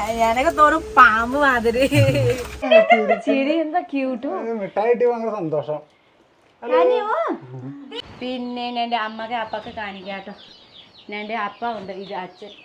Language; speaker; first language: Malayalam; non-native, learner; Nepali